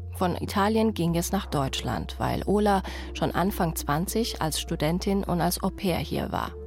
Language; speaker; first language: German; early bilingual, other home language; Persian